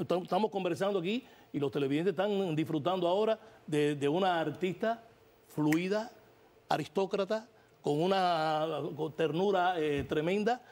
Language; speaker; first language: Spanish; native; Spanish